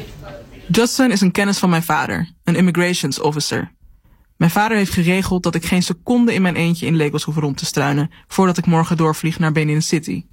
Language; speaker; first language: Dutch; early bilingual, other home language; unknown